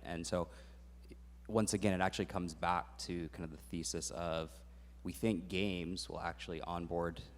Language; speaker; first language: English; native; English